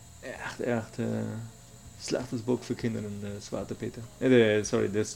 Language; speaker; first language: Dutch; non-native, learner; German